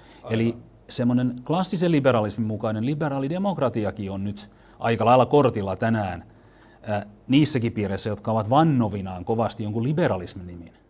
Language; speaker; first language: Finnish; native; Finnish